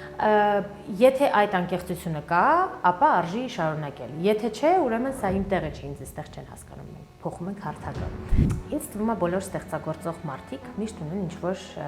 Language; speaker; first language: Armenian; early bilingual, heritage; Armenian